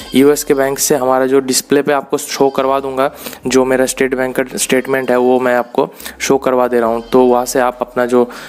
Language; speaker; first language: Hindi; non-native, local second language; Bangla